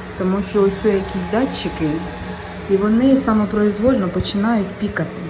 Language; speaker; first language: Ukrainian; native; Ukrainian